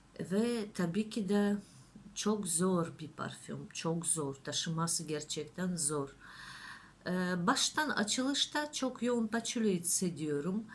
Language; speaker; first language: Turkish; non-native, learner; Russian